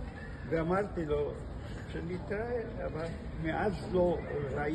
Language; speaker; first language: Hebrew; non-native, fluent; Hungarian